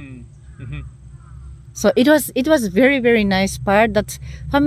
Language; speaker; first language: English; non-native, learner; Japanese